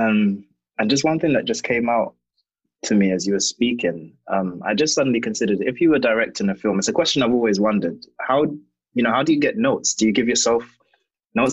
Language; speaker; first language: English; native; English